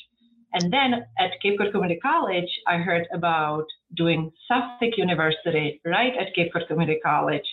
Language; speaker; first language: English; non-native, fluent; Czech